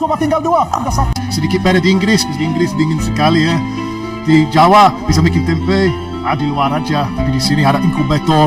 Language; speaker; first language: Indonesian; non-native, learner; English